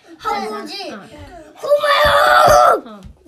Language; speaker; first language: Korean; early bilingual, heritage; Korean